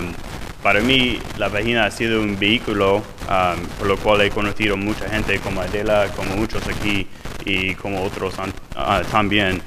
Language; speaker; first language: Spanish; non-native, fluent; English